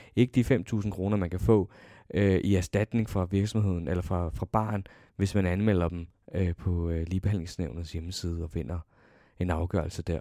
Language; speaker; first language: Danish; early bilingual, other home language; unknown